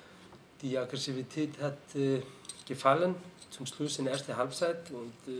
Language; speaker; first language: German; non-native, fluent; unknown